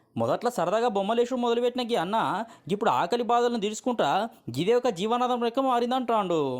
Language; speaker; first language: Telugu; native; Telugu